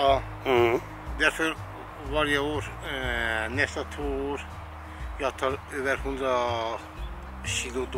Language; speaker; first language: Swedish; non-native, learner; Turkish